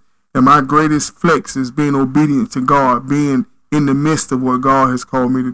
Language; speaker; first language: English; native; English